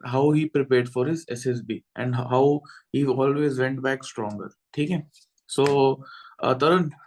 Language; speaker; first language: Hindi; native; Hindi